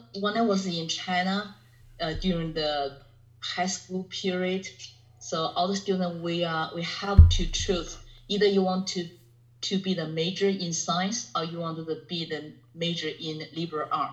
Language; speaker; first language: English; non-native, fluent; Chinese